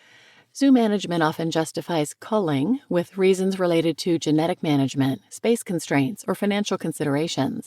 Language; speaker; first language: English; native; English